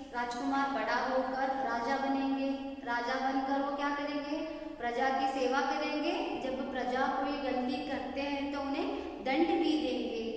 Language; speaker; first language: Hindi; non-native, local second language; Kannada